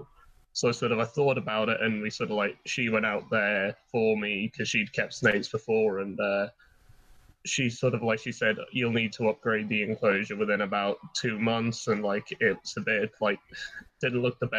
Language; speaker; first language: English; native; English